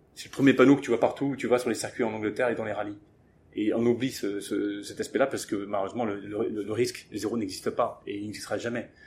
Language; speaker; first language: French; early bilingual, other home language; English